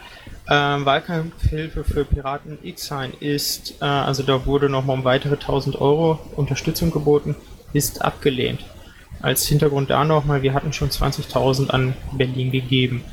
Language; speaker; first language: German; native; German